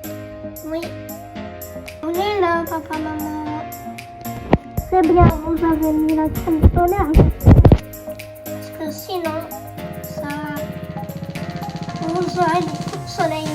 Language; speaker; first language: French; native; French